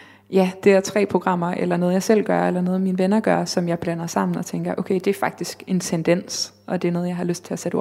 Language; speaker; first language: Danish; native; Danish